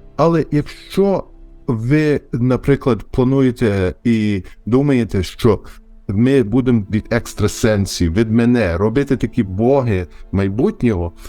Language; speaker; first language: Ukrainian; early bilingual, heritage; Ukrainian